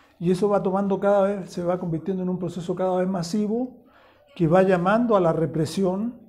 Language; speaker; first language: Spanish; native; Spanish